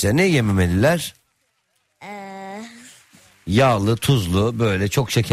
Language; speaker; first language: Turkish; native; Turkish